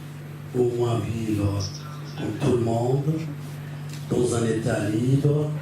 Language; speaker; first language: French; non-native, fluent; Arabic